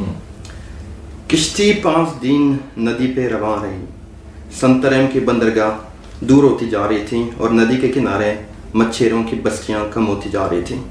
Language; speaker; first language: Urdu; non-native, fluent; French